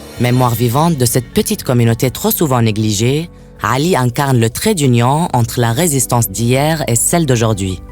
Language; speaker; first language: French; native; French